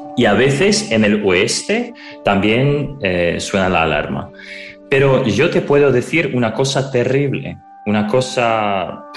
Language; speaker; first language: Spanish; non-native, fluent; Ukrainian